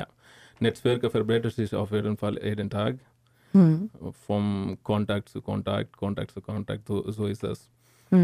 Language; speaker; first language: German; non-native, learner; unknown